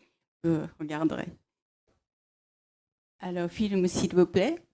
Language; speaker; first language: French; non-native, fluent; Japanese